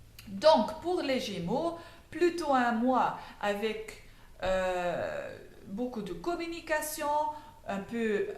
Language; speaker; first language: French; non-native, fluent; Dutch